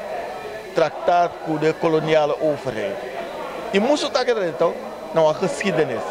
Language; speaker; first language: Dutch; non-native, local second language; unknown